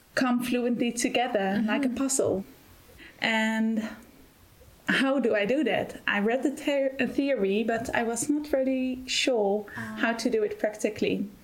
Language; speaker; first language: English; non-native, fluent; Dutch